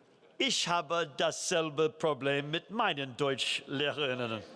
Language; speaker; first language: German; non-native, fluent; English